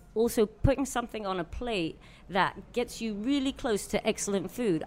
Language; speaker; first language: English; native; English